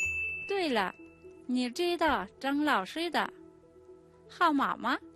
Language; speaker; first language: Chinese; non-native, fluent; Mongolian